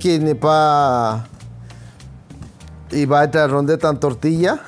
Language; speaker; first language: French; non-native, learner; Spanish